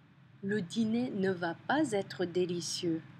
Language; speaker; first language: French; non-native, fluent; English